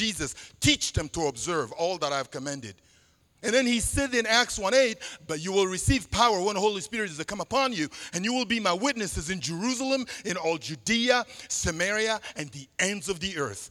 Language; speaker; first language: English; non-native, fluent; Sango